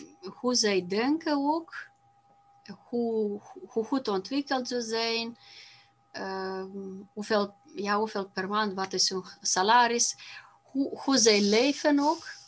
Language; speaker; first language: Dutch; non-native, fluent; Romanian